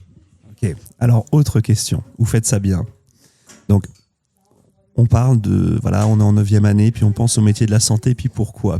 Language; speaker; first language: French; native; French